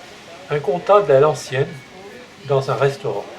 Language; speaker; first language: French; native; French